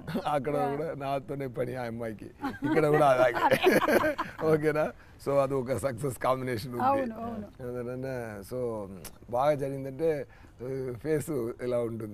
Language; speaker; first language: Telugu; non-native, learner; Tamil